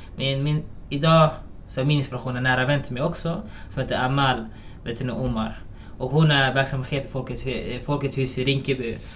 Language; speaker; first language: Swedish; early bilingual, other home language; Somali